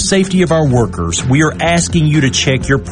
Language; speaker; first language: English; native; English